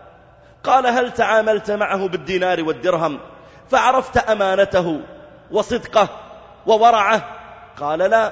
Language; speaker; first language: Arabic; native; Arabic